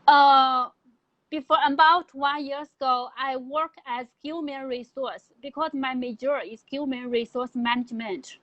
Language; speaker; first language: English; non-native, learner; Chinese